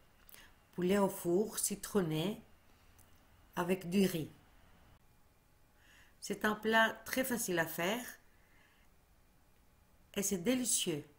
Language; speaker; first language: French; non-native, fluent; Greek